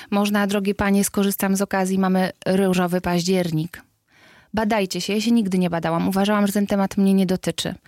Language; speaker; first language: Polish; native; Polish